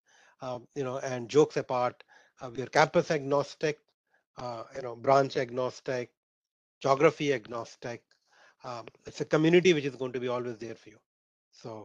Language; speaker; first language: English; non-native, local second language; Hindi